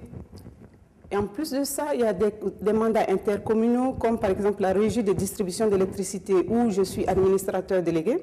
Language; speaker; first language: French; non-native, local second language; Mossi